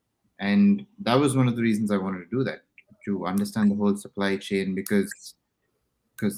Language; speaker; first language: English; non-native, local second language; Tamil